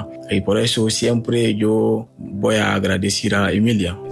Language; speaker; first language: Spanish; non-native, learner; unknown